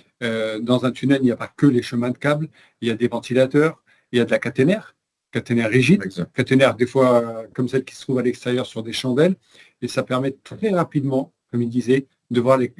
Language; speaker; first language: French; native; French